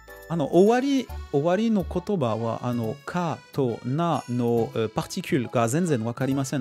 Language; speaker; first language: Japanese; non-native, learner; French